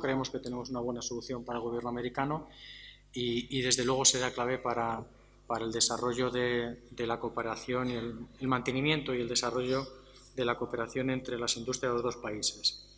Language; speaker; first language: Spanish; native; Spanish